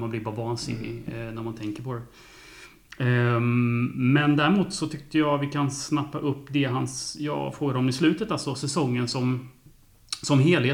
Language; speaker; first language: Swedish; native; Swedish